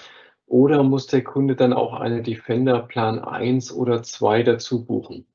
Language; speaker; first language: German; native; German